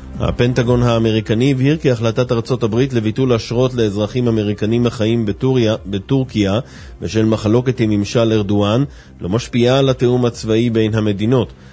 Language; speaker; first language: Hebrew; native; Hebrew